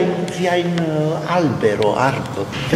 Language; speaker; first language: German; non-native, learner; Italian